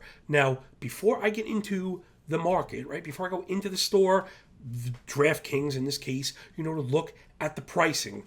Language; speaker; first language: English; native; English